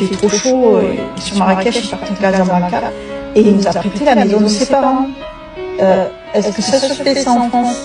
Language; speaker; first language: French; native; French